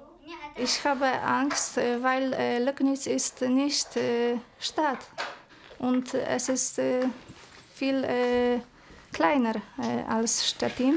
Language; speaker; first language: German; non-native, learner; Polish